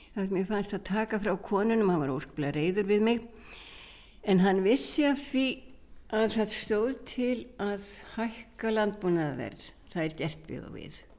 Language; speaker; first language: Icelandic; native; Icelandic